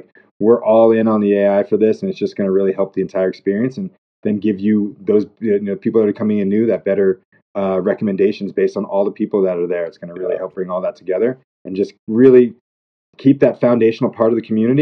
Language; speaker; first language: English; native; English